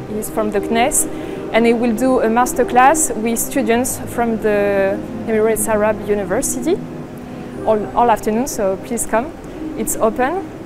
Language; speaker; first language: English; non-native, fluent; French